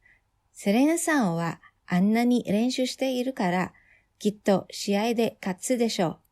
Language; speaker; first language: Japanese; non-native, fluent; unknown